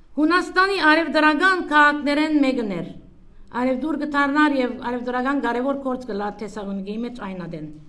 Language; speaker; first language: Armenian; native; Armenian